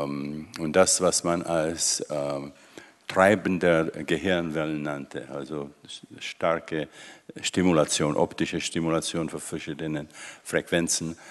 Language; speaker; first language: German; non-native, fluent; Czech